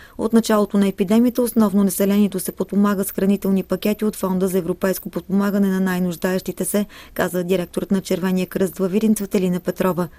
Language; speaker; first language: Bulgarian; native; Bulgarian